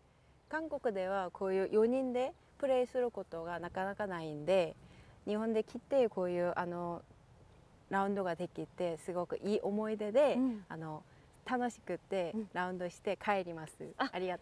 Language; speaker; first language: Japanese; non-native, learner; Korean